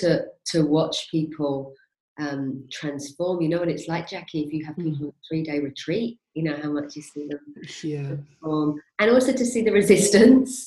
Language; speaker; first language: English; native; English